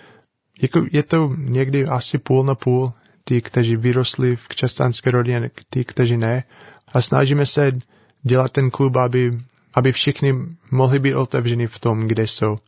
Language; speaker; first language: Czech; non-native, fluent; English